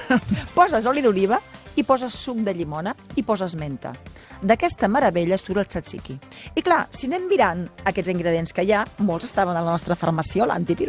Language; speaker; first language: Catalan; native; Catalan